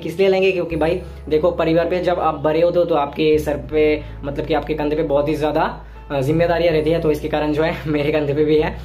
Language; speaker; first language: Hindi; non-native, local second language; Bangla